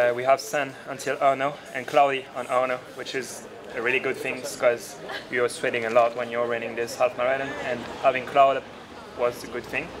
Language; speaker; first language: English; non-native, fluent; French